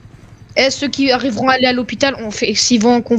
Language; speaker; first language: French; native; French